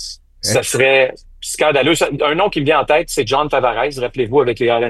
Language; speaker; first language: French; native; French